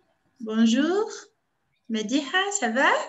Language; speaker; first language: French; non-native, local second language; Arabic